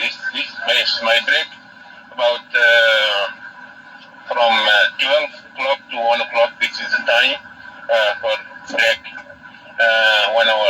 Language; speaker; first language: English; non-native, learner; Arabic